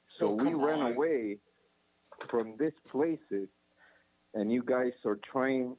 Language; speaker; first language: English; non-native, fluent; Spanish